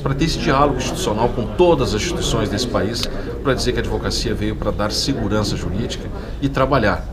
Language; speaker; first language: Portuguese; native; Portuguese